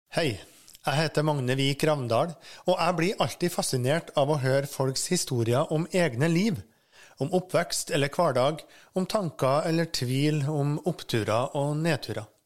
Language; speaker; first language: Norwegian; native; Norwegian